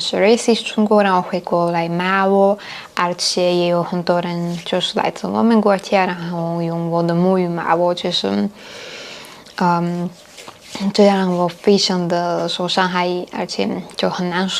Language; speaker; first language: Chinese; non-native, fluent; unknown